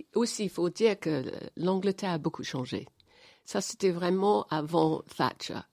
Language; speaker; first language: French; non-native, fluent; English